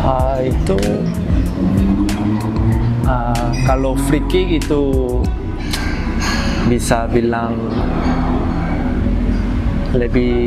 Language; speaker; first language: Indonesian; non-native, learner; Korean